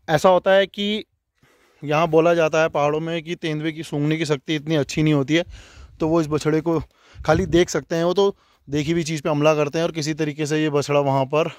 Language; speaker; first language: Hindi; non-native, local second language; Garhwali